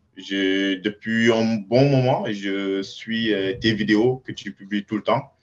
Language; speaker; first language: French; non-native, local second language; Wolof